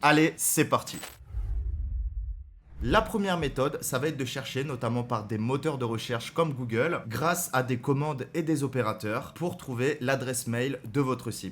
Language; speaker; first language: French; native; French